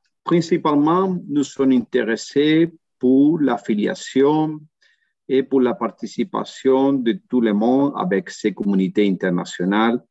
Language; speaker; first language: French; non-native, learner; Spanish